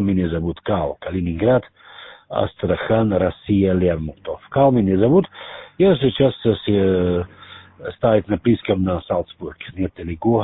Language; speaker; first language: Russian; non-native, learner; German